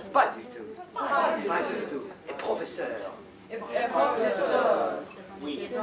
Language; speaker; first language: French; non-native, learner; Russian